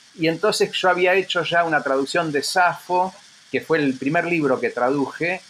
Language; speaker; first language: Spanish; native; Spanish